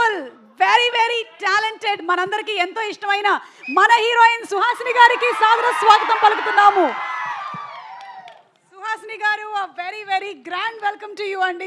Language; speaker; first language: Telugu; native; Telugu